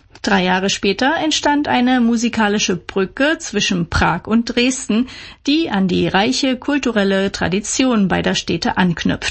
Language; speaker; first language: German; native; German